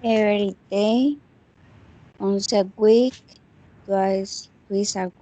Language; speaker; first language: English; non-native, learner; Spanish